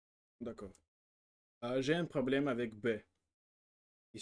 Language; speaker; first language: French; non-native, learner; Russian